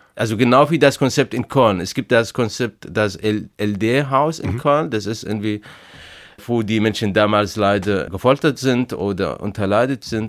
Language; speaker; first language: German; non-native, fluent; Arabic